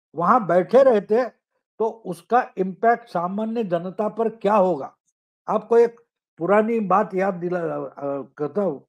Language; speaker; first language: Hindi; non-native, local second language; Marathi